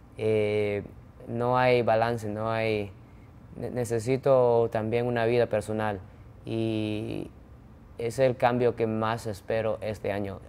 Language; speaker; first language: Spanish; non-native, fluent; Japanese